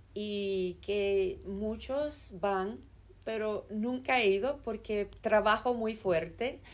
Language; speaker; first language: Spanish; early bilingual, heritage; Spanish